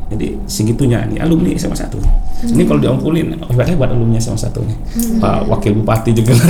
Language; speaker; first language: Indonesian; non-native, local second language; Madurese